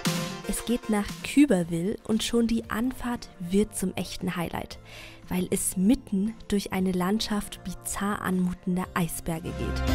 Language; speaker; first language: German; native; German